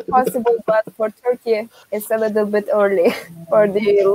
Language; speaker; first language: English; non-native, fluent; Turkish